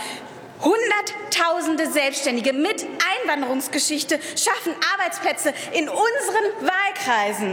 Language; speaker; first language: German; early bilingual, other home language; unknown